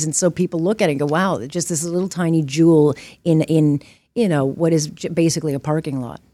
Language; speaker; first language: English; native; English